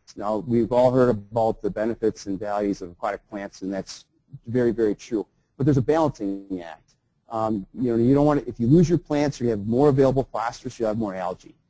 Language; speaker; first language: English; native; English